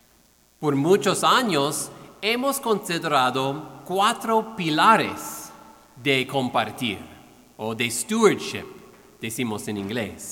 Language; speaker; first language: Spanish; non-native, fluent; English